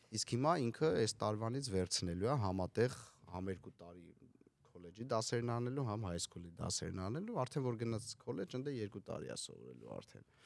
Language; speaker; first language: Armenian; native; Armenian